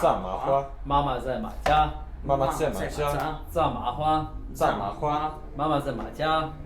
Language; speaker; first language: Chinese; non-native, learner; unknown